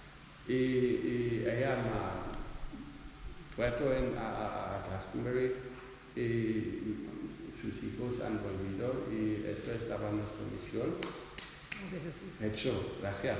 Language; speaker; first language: Spanish; non-native, learner; Dutch